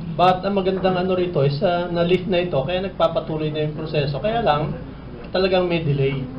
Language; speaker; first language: Filipino; native; Filipino